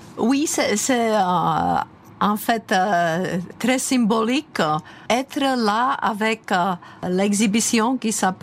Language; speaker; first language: French; non-native, fluent; Czech